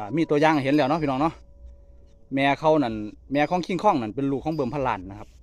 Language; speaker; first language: Thai; native; Thai